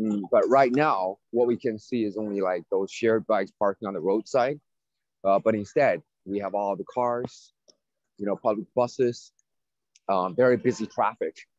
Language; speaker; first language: English; non-native, fluent; Chinese